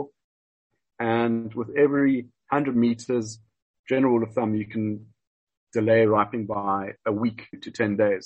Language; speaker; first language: English; native; English